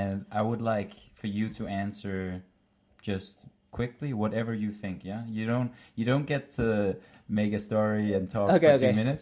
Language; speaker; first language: English; non-native, fluent; Danish